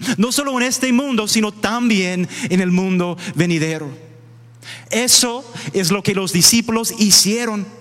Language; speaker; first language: Spanish; non-native, fluent; English